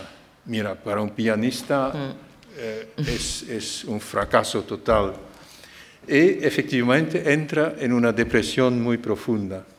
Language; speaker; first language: Spanish; non-native, fluent; Dutch